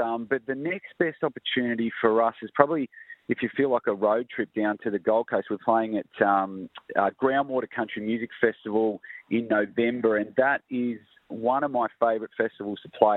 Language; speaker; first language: English; native; English